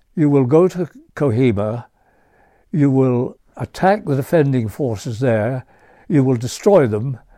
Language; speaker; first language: English; native; English